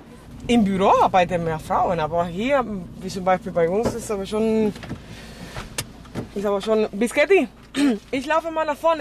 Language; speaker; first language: German; non-native, fluent; Spanish